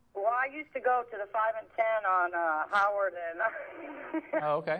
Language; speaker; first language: English; native; English